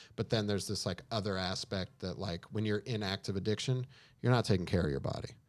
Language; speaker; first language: English; native; English